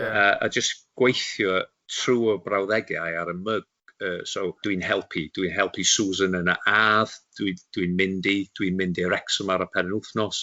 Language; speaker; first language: Welsh; non-native, local second language; English